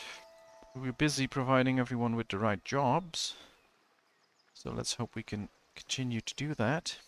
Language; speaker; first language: English; non-native, fluent; Dutch